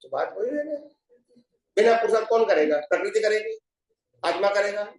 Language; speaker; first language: Hindi; non-native, local second language; Gujarati